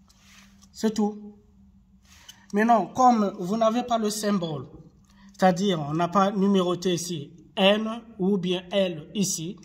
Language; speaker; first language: French; non-native, local second language; Arabic